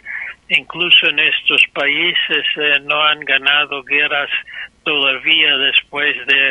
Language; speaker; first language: Spanish; non-native, fluent; English